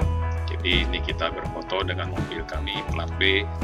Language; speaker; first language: Indonesian; native; Indonesian